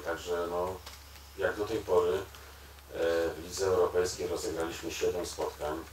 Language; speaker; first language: Polish; native; Polish